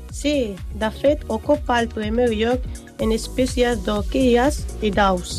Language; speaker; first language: Catalan; non-native, learner; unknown